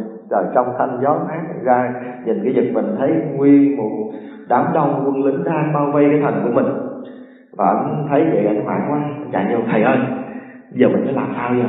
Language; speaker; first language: Vietnamese; native; Vietnamese